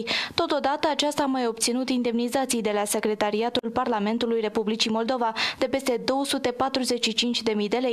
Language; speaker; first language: Romanian; native; Romanian